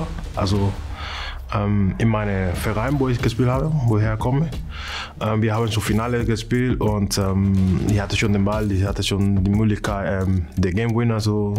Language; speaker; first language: German; non-native, learner; Spanish